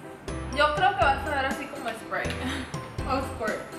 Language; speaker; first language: Spanish; early bilingual, other home language; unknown